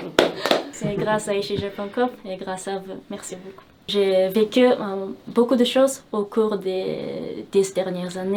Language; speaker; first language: French; non-native, fluent; Japanese